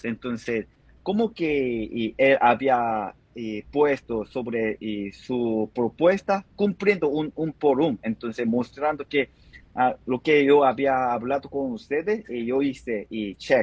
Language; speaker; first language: Spanish; non-native, fluent; Korean